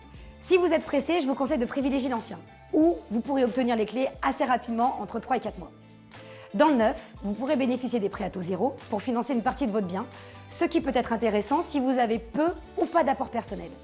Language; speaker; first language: French; native; French